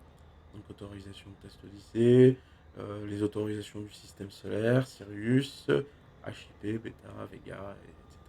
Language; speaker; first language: French; native; French